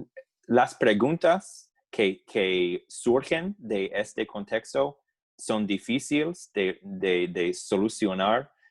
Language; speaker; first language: Spanish; non-native, fluent; English